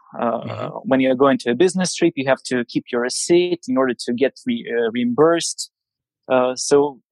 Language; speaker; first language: English; non-native, fluent; Russian